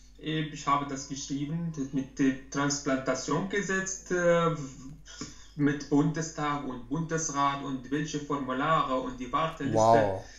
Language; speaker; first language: German; non-native, learner; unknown